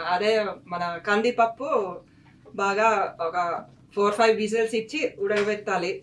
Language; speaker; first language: Telugu; non-native, fluent; Finnish